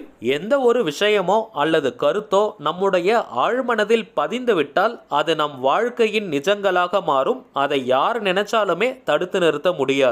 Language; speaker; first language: Tamil; native; Tamil